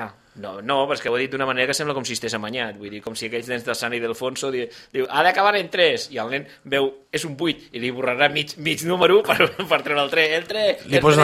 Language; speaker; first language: Catalan; native; Catalan